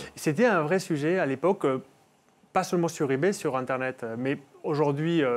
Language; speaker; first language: French; non-native, fluent; Spanish